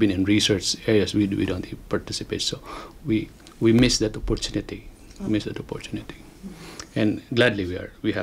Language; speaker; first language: English; non-native, local second language; Cebuano